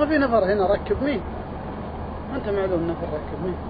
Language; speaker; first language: Arabic; non-native, learner; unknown